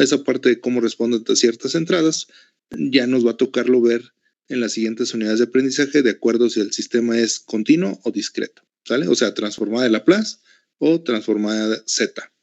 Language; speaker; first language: Spanish; native; Spanish